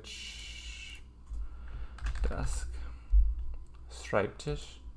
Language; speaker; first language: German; non-native, learner; English